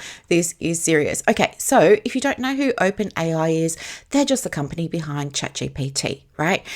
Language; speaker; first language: English; native; English